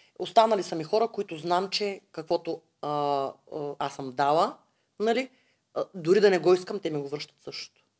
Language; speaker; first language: Bulgarian; native; Bulgarian